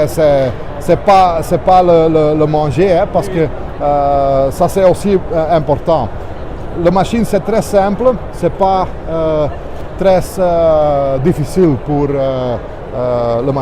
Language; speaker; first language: French; non-native, local second language; Dutch